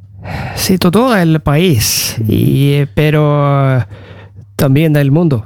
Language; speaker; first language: Spanish; non-native, learner; Norwegian